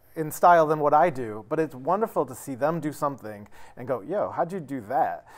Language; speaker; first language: English; native; English